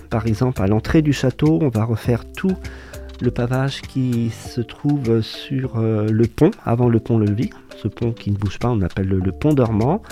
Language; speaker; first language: French; native; French